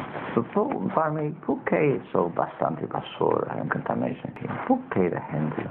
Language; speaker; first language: Spanish; non-native, learner; English